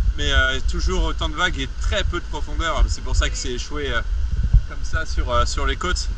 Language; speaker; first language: French; native; French